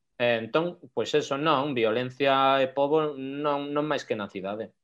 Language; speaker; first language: Galician; non-native, local second language; Spanish